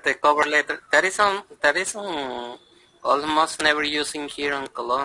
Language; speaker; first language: English; non-native, fluent; Spanish